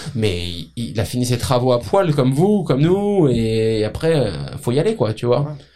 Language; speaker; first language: French; native; French